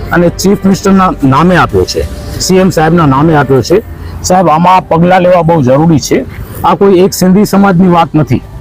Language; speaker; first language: Gujarati; non-native, local second language; Sindhi